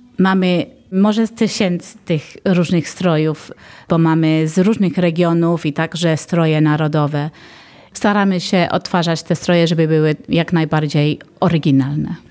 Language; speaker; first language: Polish; early bilingual, heritage; Polish